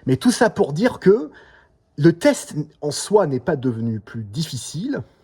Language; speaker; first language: French; non-native, fluent; English